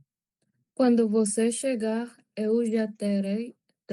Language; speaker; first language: Portuguese; non-native, learner; Spanish